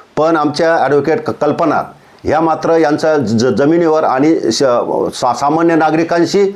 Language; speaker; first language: Marathi; native; Marathi